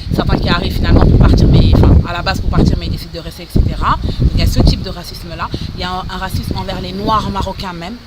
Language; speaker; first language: French; non-native, local second language; Arabic